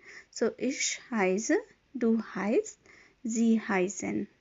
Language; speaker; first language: German; non-native, fluent; Hindi